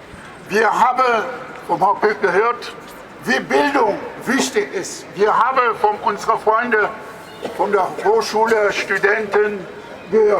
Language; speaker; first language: German; non-native, learner; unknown